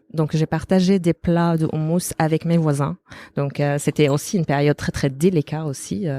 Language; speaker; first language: French; non-native, fluent; Arabic